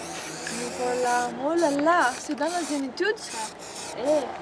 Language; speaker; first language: French; non-native, learner; Greek